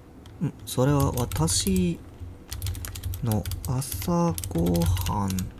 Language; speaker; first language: Japanese; non-native, learner; English